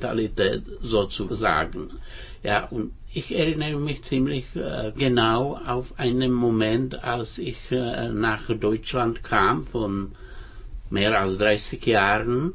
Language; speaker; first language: German; non-native, fluent; Czech